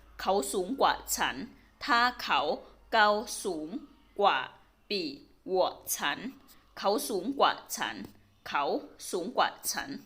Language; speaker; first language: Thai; native; Thai